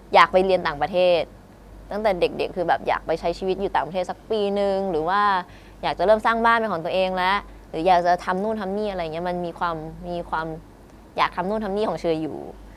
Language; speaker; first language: Thai; native; Thai